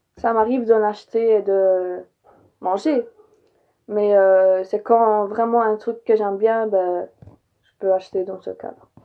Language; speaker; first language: French; early bilingual, other home language; Polish